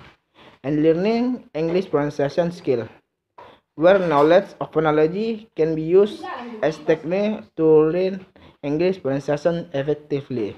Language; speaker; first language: English; non-native, learner; Indonesian